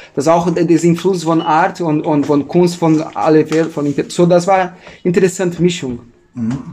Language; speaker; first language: German; non-native, learner; Portuguese